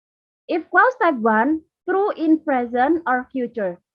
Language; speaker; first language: English; non-native, learner; Indonesian